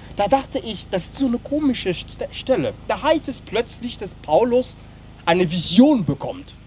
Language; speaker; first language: German; non-native, fluent; French